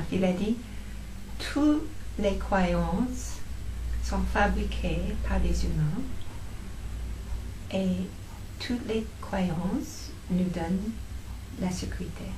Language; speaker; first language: French; non-native, fluent; English